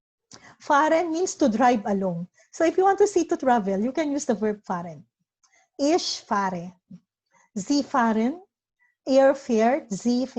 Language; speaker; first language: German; non-native, learner; Filipino